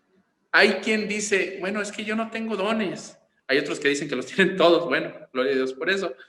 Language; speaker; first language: Spanish; native; Spanish